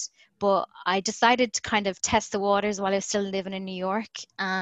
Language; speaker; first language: English; native; English